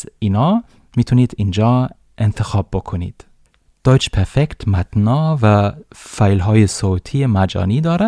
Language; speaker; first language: Persian; non-native, fluent; German